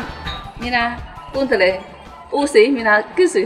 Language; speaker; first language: Finnish; non-native, learner; Khmer